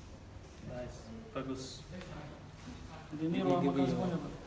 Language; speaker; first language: Indonesian; non-native, fluent; Turkish